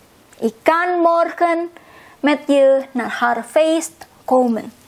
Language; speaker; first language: Dutch; non-native, fluent; Indonesian